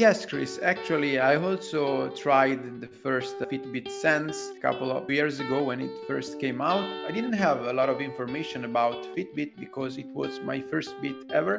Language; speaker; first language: English; non-native, fluent; Italian